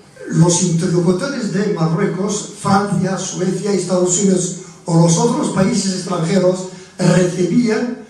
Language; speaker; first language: Spanish; non-native, fluent; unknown